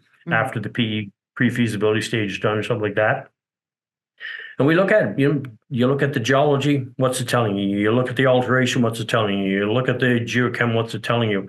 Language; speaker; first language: English; native; English